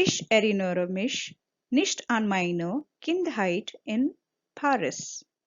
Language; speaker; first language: German; non-native, fluent; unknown